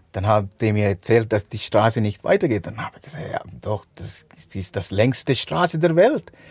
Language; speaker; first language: German; non-native, fluent; Sinhala